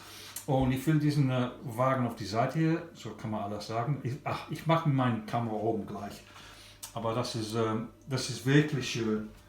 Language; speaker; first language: German; non-native, learner; English